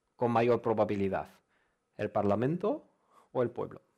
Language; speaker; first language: Spanish; non-native, fluent; German